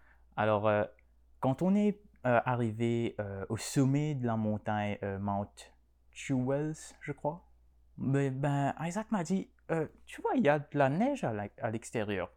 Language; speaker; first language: French; non-native, local second language; Morisyen